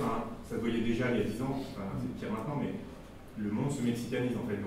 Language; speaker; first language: French; native; French